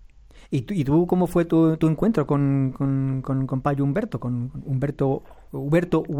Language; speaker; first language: Spanish; native; Spanish